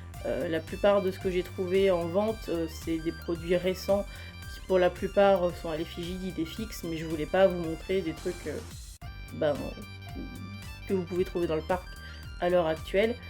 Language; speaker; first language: French; native; French